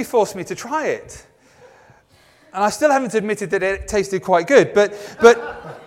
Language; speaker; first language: English; native; English